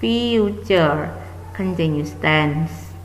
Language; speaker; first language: English; non-native, fluent; Indonesian